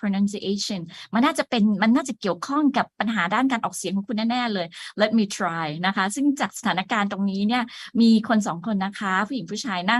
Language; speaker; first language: Thai; native; Thai